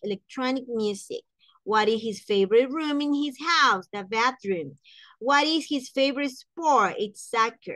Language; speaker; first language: English; non-native, fluent; Spanish